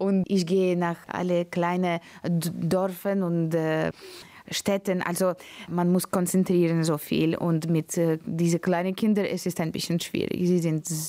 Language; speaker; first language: German; non-native, learner; Latvian